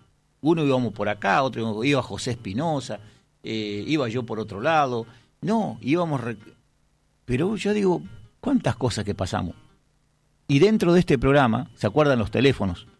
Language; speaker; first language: Spanish; native; Spanish